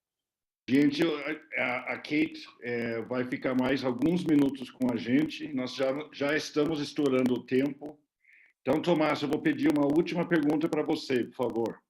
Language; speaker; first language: Portuguese; non-native, fluent; English